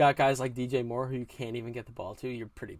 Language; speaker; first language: English; native; English